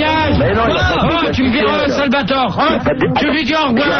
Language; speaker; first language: French; native; French